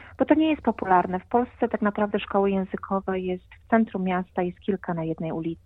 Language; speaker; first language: Polish; native; Polish